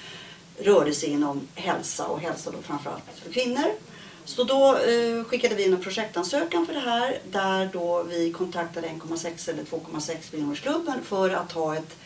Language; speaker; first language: Swedish; native; Swedish